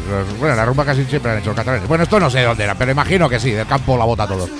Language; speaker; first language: Spanish; native; Spanish